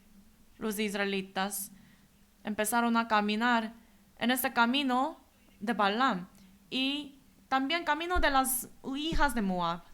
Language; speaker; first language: Spanish; non-native, fluent; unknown